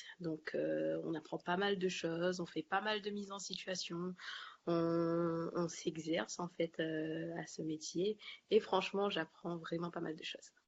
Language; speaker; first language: French; native; French